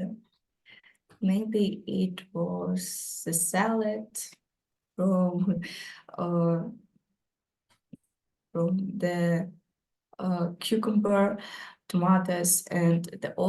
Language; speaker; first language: English; non-native, learner; Ukrainian